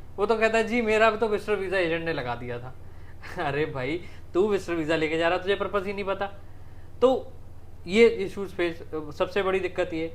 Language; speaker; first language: Hindi; non-native, local second language; Punjabi